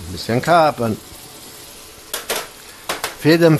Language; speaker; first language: German; non-native, fluent; Italian